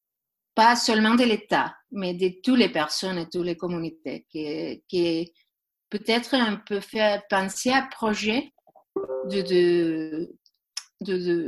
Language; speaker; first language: French; non-native, learner; Spanish